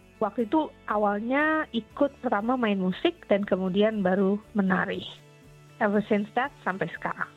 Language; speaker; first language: Indonesian; native; Indonesian